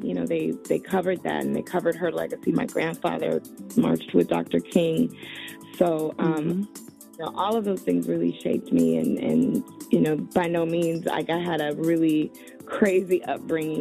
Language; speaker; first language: English; native; English